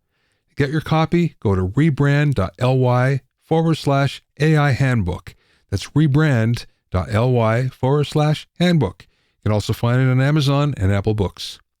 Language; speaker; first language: English; native; English